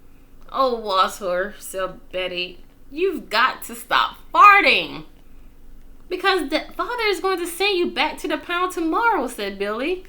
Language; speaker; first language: English; native; English